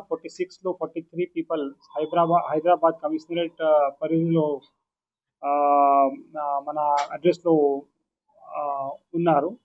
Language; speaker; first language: Telugu; non-native, local second language; Urdu